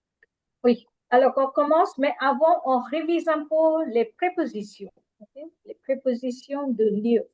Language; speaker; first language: French; non-native, fluent; Bangla